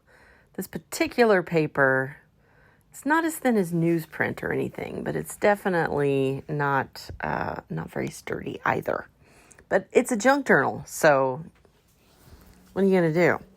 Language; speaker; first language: English; native; English